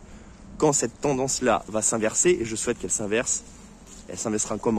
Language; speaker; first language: French; native; French